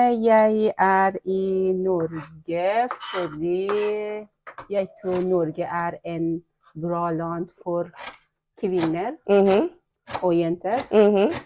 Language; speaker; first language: Norwegian; non-native, fluent; Persian